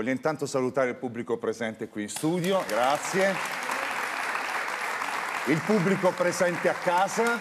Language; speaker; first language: Italian; native; Italian